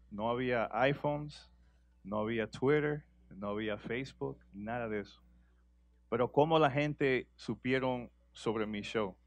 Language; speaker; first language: Spanish; early bilingual, heritage; Spanish